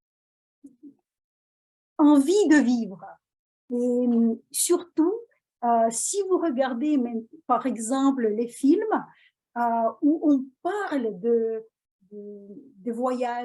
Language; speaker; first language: French; non-native, fluent; Russian